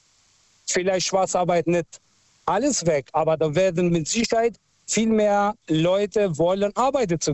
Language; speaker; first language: German; non-native, fluent; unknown